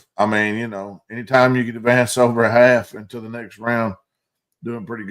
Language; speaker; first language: English; native; English